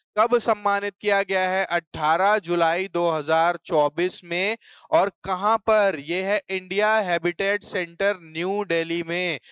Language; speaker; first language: Hindi; native; Hindi